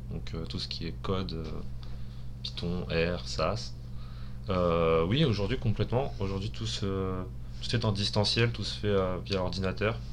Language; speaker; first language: French; early bilingual, other home language; Spanish